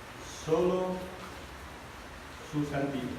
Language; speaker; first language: Spanish; non-native, fluent; English